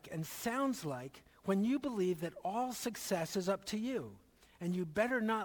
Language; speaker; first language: English; native; English